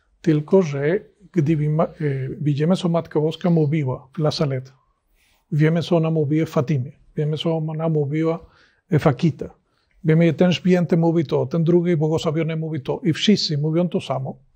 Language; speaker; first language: Polish; non-native, learner; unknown